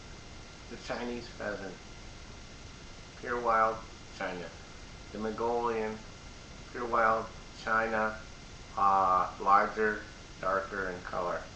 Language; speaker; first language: English; native; English